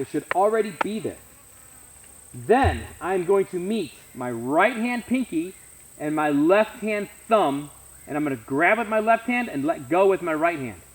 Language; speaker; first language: English; native; English